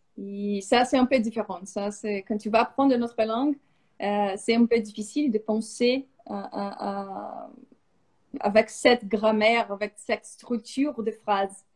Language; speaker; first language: French; non-native, fluent; Portuguese